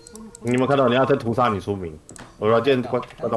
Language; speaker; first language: Chinese; native; Chinese